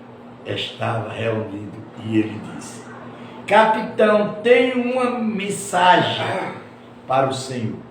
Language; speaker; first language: Portuguese; native; Portuguese